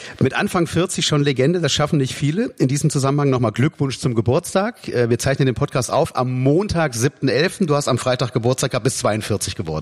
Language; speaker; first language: German; native; German